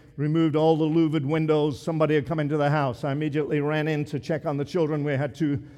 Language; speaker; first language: English; native; English